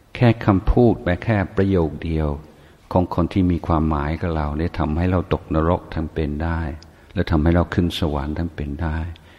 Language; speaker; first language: Thai; non-native, fluent; English